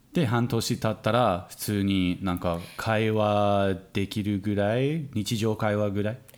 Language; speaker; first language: Japanese; non-native, fluent; English